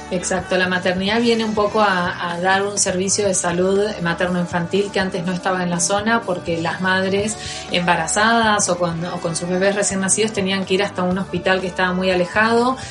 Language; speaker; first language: Spanish; native; Spanish